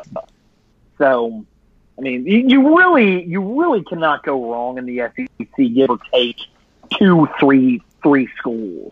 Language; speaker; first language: English; native; English